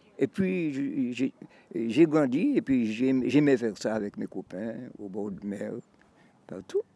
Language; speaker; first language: French; native; French